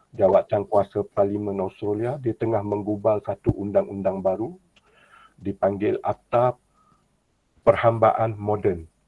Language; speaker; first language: Malay; native; Malay